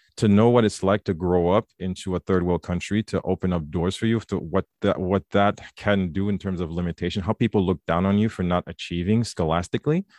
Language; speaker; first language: English; native; English